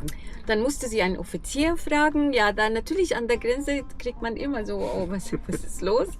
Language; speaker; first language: German; non-native, fluent; Arabic